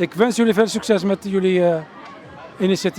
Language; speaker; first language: Dutch; early bilingual, other home language; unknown